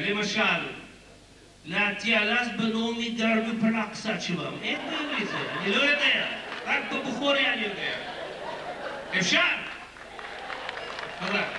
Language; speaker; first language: Hebrew; non-native, learner; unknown